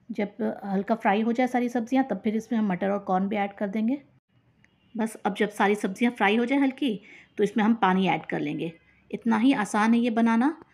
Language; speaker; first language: Hindi; native; Hindi